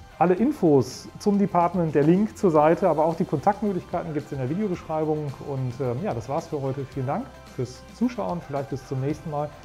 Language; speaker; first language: German; native; German